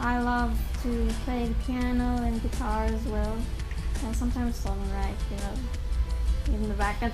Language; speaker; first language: English; native; English